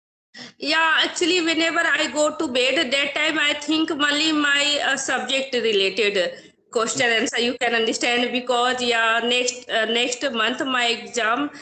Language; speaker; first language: English; non-native, learner; Hindi